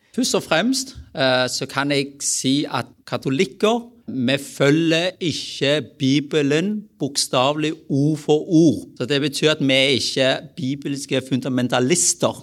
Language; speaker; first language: Norwegian; non-native, fluent; Vietnamese